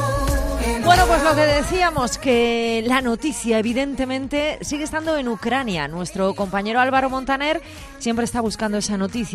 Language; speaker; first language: Spanish; native; Spanish